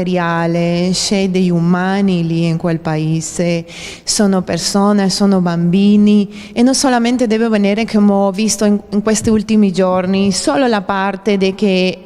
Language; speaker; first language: Italian; non-native, fluent; Spanish